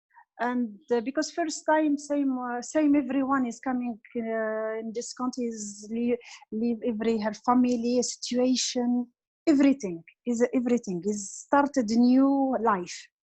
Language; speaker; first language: English; non-native, learner; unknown